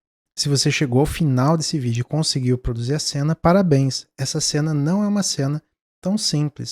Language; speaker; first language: Portuguese; native; Portuguese